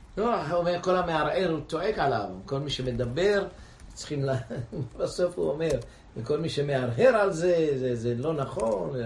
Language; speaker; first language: Hebrew; non-native, fluent; English